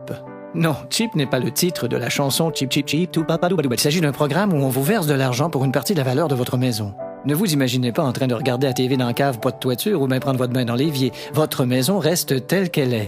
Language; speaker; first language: French; native; French